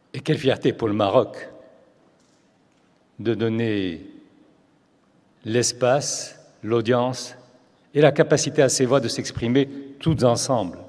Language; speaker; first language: French; non-native, local second language; Arabic